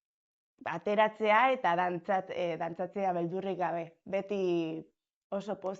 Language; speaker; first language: Basque; non-native, local second language; Spanish